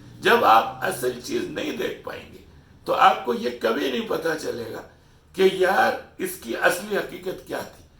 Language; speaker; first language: Urdu; native; Urdu